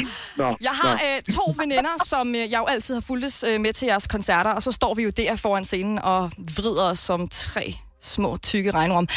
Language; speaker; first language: Danish; native; Danish